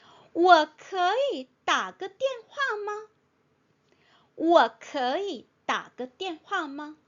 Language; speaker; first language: Chinese; non-native, fluent; Korean